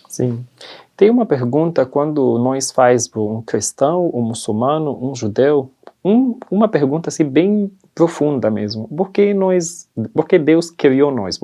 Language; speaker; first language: Portuguese; non-native, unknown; Arabic